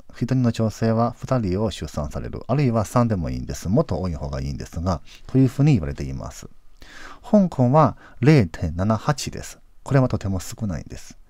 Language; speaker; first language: Japanese; non-native, fluent; Chinese